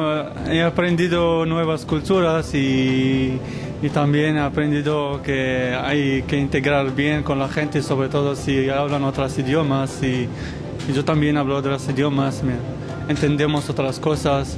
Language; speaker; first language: Spanish; non-native, fluent; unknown